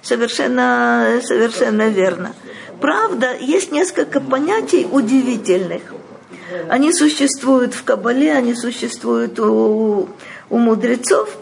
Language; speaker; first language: Russian; native; Russian